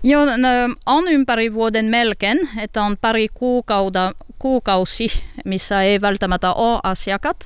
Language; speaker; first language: Finnish; non-native, learner; French